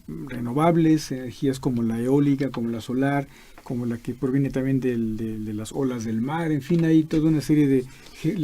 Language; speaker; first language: Spanish; native; Spanish